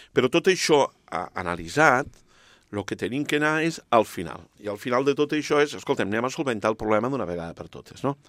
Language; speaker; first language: Catalan; non-native, local second language; Spanish